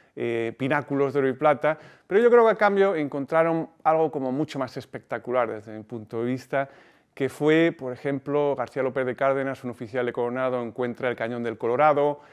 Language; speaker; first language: Spanish; native; Spanish